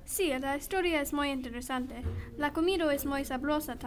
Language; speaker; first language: Spanish; non-native, learner; English